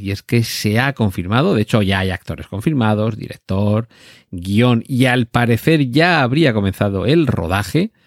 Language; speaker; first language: Spanish; native; Spanish